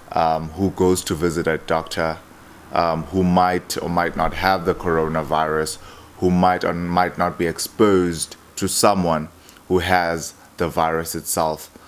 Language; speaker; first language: English; non-native, local second language; Xhosa